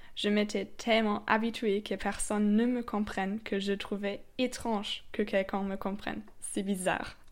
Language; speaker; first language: French; non-native, fluent; German